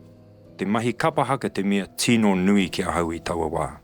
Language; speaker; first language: Māori; non-native, local second language; English